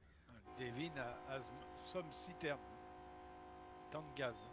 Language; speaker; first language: English; non-native, learner; French